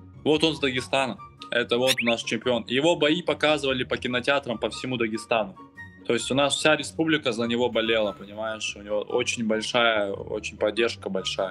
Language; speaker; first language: Russian; non-native, local second language; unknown